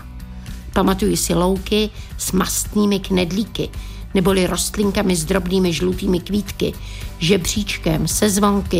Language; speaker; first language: Czech; native; Czech